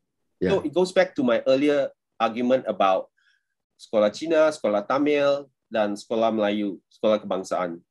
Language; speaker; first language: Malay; non-native, local second language; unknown